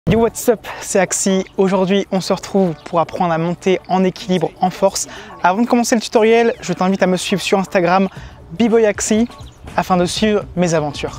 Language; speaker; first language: French; native; French